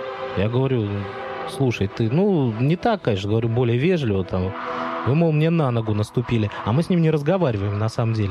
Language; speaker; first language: Russian; native; Russian